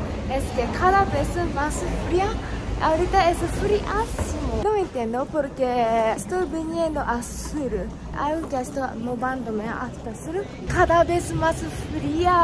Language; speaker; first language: Spanish; non-native, learner; Japanese